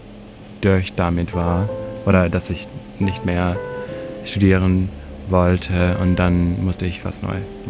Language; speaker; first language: German; non-native, fluent; English